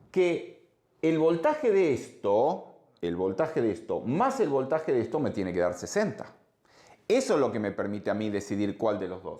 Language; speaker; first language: Spanish; native; Spanish